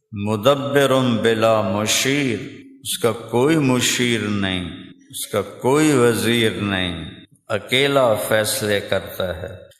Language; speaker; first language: Urdu; non-native, local second language; Punjabi